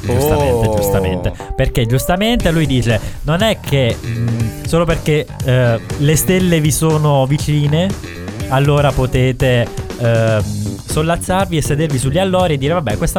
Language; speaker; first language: Italian; native; Italian